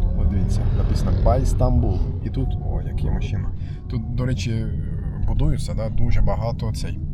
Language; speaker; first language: Ukrainian; non-native, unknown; Turkish